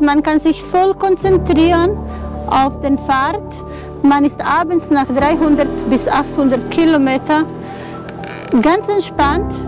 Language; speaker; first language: German; non-native, fluent; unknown